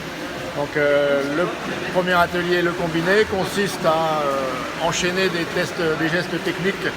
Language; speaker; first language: French; native; French